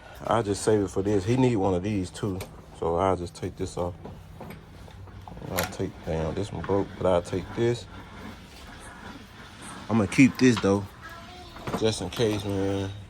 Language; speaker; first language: English; native; English